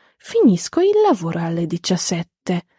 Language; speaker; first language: Italian; non-native, fluent; Polish